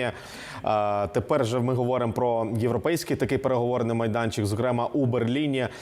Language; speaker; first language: Ukrainian; native; Ukrainian